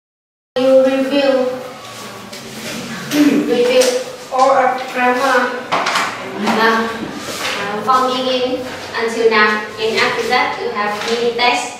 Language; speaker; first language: English; non-native, learner; Vietnamese